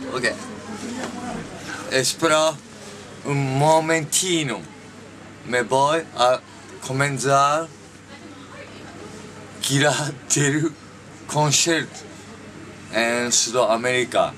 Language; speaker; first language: Spanish; non-native, learner; Japanese